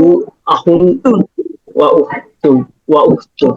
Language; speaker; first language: Arabic; non-native, learner; Tamil